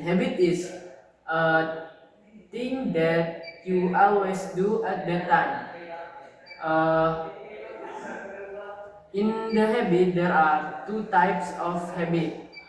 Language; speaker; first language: English; non-native, learner; Indonesian